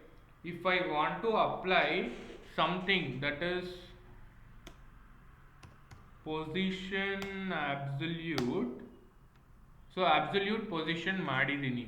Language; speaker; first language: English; non-native, local second language; Kannada